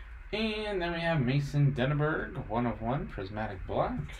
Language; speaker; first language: English; native; English